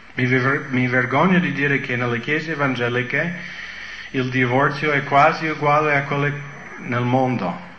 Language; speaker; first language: Italian; non-native, fluent; English